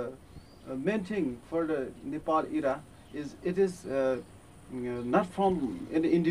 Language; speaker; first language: English; non-native, learner; Newari